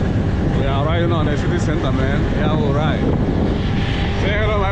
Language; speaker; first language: English; non-native, learner; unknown